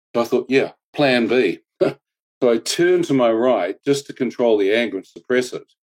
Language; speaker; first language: English; native; English